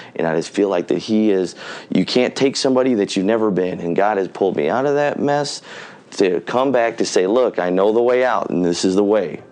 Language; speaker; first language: English; native; English